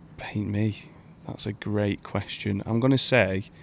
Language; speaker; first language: English; native; English